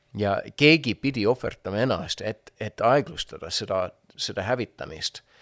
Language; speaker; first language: Estonian; non-native, fluent; English